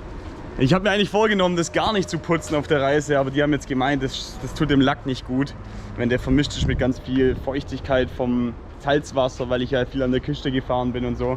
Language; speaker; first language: German; native; German